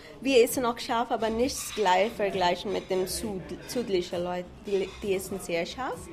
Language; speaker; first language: German; non-native, fluent; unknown